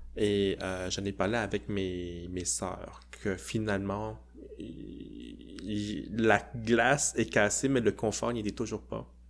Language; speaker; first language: French; early bilingual, other home language; Cantonese